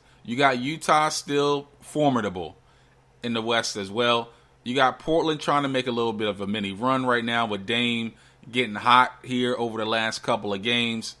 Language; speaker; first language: English; native; English